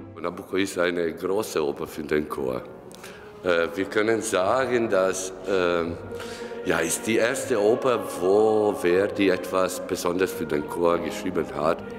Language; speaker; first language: German; non-native, fluent; Italian